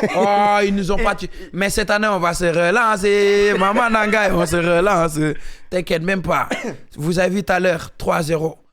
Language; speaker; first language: French; non-native, local second language; Wolof